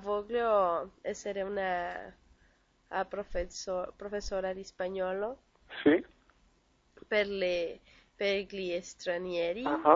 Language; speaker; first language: Italian; non-native, learner; Spanish